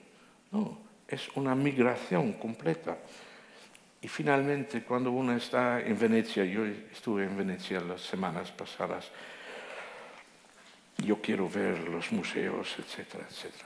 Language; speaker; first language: Spanish; non-native, fluent; Dutch